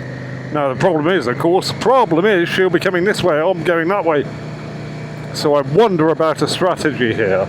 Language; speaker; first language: English; native; English